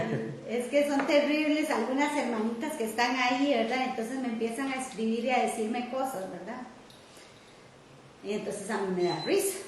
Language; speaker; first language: Spanish; native; Spanish